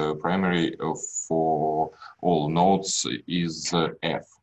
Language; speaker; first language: English; non-native, learner; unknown